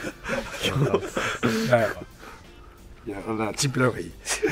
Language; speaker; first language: Japanese; native; Japanese